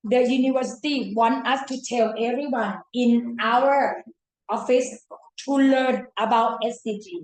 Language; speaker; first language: English; non-native, fluent; Thai